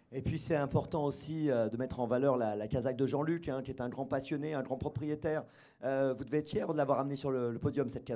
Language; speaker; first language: French; native; French